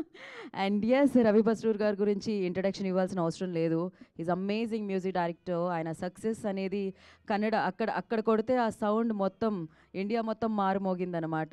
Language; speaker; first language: Telugu; native; Telugu